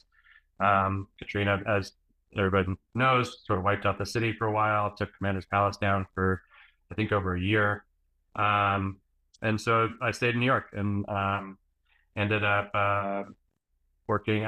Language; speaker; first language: English; native; English